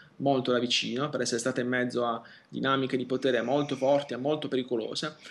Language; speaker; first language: Italian; native; Italian